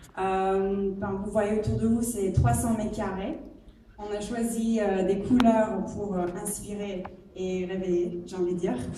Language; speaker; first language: French; non-native, fluent; English